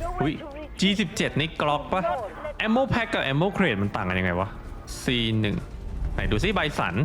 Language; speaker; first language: Thai; native; Thai